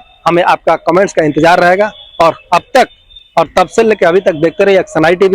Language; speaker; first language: Hindi; native; Hindi